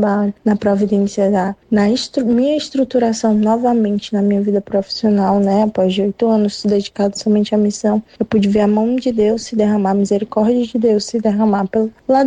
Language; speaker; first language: Portuguese; native; Portuguese